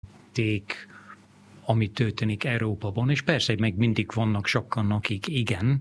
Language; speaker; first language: Hungarian; non-native, fluent; English